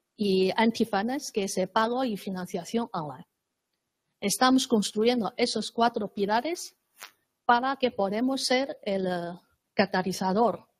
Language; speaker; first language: Spanish; non-native, fluent; Chinese